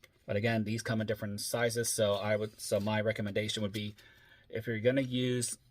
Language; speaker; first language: English; native; English